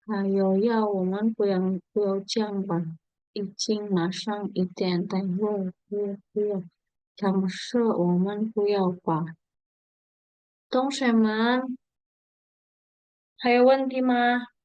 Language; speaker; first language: Chinese; non-native, fluent; Indonesian